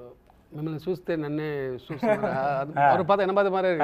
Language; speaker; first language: Telugu; non-native, local second language; Tamil